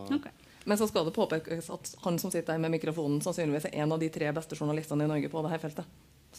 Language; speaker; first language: Norwegian; native; Norwegian